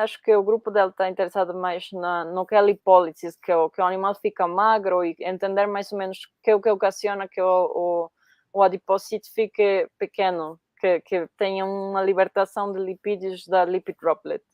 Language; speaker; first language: Portuguese; non-native, fluent; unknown